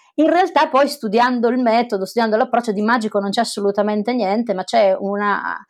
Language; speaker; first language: Italian; native; Italian